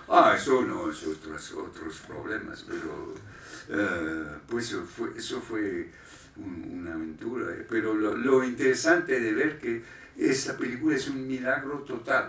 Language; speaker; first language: Spanish; non-native, fluent; French